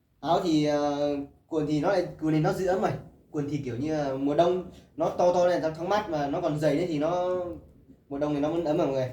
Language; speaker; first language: Vietnamese; non-native, local second language; Hmong